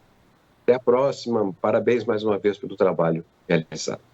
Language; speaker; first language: Portuguese; native; Portuguese